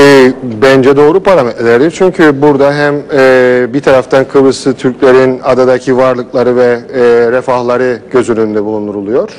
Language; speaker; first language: Turkish; native; Turkish